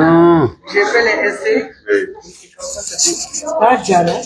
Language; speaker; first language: French; non-native, fluent; Russian